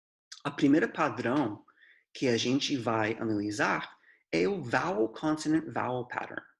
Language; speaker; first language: Portuguese; non-native, fluent; English